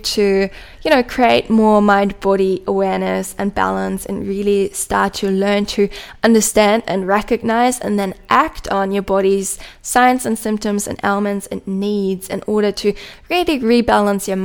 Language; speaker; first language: English; non-native, fluent; German